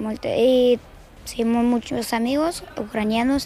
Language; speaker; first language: Catalan; non-native, learner; Ukrainian